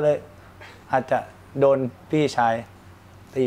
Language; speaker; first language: Thai; native; Thai